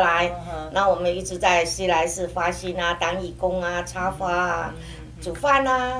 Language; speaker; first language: Chinese; native; Chinese